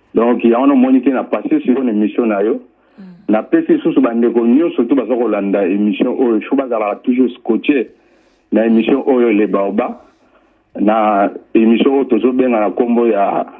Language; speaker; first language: Lingala; non-native, local second language; Kongo